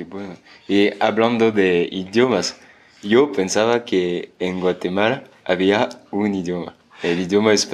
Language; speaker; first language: Spanish; non-native, fluent; French